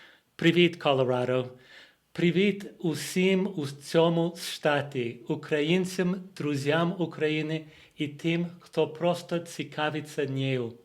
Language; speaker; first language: Ukrainian; non-native, fluent; English